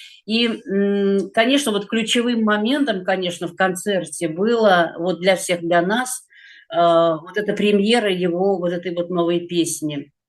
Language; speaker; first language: Russian; native; Russian